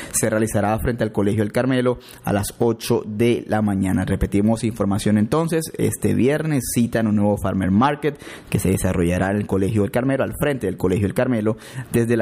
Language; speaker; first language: Spanish; non-native, local second language; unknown